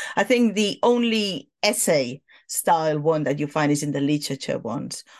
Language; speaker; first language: English; non-native, fluent; Catalan